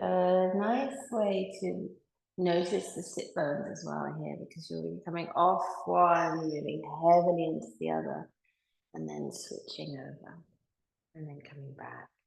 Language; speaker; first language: English; native; English